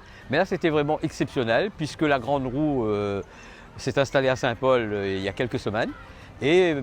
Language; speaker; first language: French; native; French